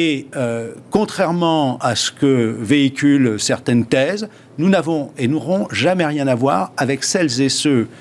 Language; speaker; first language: French; native; French